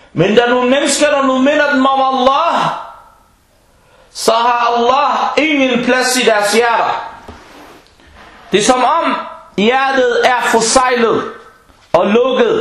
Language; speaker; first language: Danish; non-native, fluent; Arabic